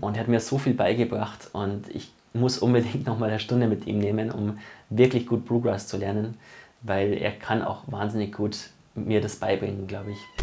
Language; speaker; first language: German; native; German